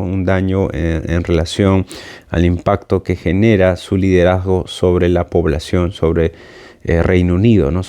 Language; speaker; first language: Spanish; native; Spanish